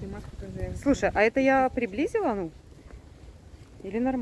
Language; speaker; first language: Russian; native; Russian